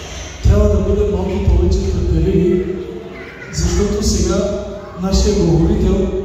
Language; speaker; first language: Bulgarian; non-native, local second language; Turkish